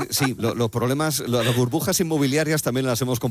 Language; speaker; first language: Spanish; native; Spanish